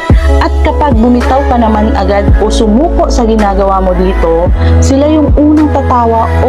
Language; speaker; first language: Filipino; native; Filipino